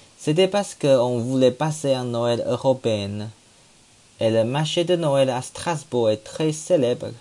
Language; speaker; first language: French; non-native, learner; Chinese